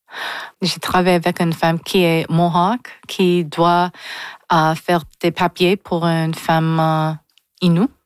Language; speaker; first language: French; non-native, learner; English